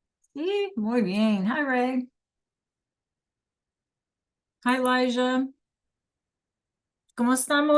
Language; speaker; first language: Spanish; non-native, fluent; English